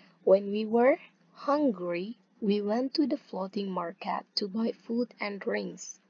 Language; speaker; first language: English; non-native, fluent; Indonesian